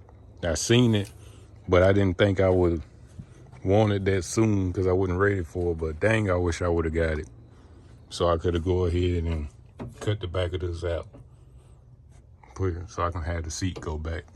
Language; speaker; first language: English; native; English